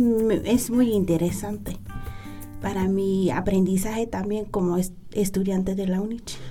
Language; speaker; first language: Spanish; non-native, local second language; Tzeltal